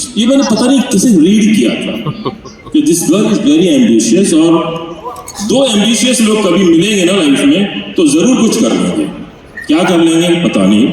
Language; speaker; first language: Hindi; native; Hindi